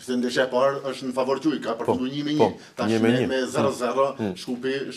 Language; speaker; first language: Albanian; native; Albanian